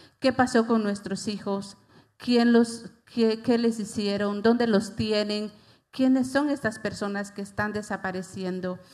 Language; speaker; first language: Spanish; native; Spanish